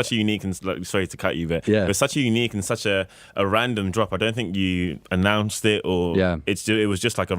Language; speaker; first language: English; native; English